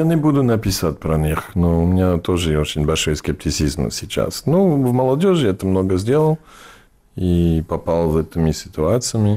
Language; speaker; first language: Russian; non-native, fluent; English